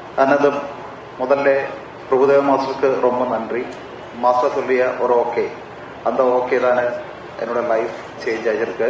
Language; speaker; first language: Tamil; non-native, learner; Malayalam